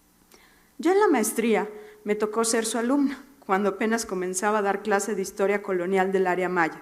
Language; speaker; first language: Spanish; native; Spanish